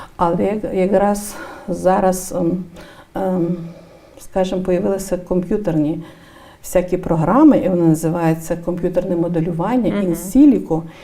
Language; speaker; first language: Ukrainian; native; Ukrainian